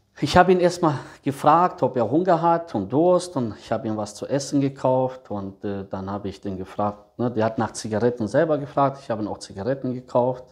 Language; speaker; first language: German; early bilingual, other home language; Serbian